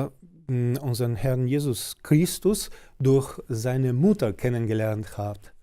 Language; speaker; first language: German; non-native, fluent; Slovenian